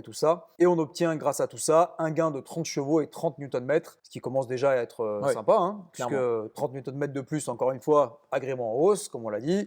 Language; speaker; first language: French; native; French